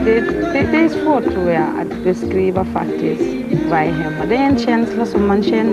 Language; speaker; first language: Swedish; non-native, fluent; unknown